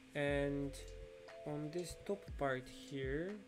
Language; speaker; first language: English; non-native, fluent; Polish